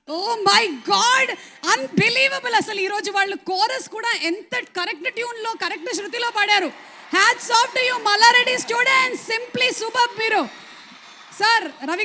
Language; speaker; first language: Telugu; native; Telugu